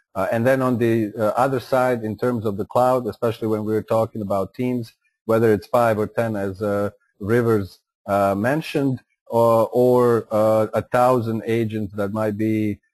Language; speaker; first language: English; non-native, fluent; Croatian